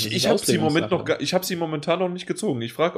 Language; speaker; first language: German; native; German